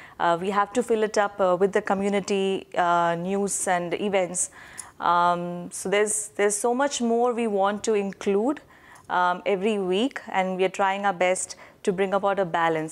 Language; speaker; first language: English; non-native, local second language; Malayalam